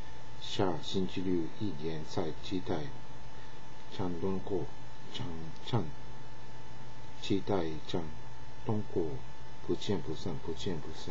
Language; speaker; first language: Chinese; non-native, learner; Japanese